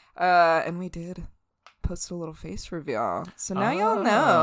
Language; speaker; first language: English; native; English